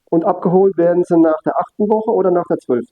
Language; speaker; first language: German; native; German